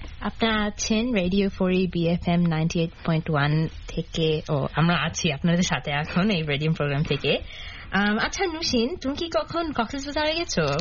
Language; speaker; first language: Bangla; early bilingual, heritage; Bangla